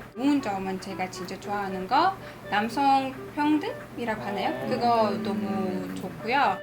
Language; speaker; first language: Korean; non-native, fluent; Uzbek